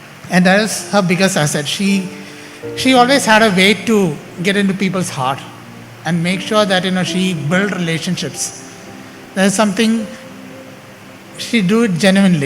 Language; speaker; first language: English; non-native, local second language; Malayalam